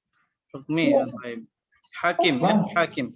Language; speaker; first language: Arabic; non-native, fluent; Indonesian